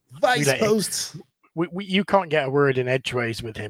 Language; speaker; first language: English; native; English